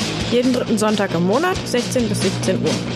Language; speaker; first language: German; native; German